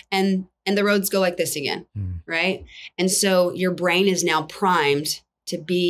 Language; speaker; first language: English; native; English